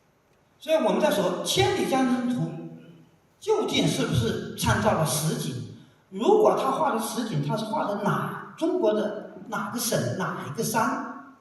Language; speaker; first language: Chinese; native; Chinese